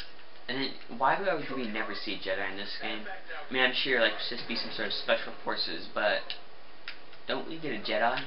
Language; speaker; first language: English; native; English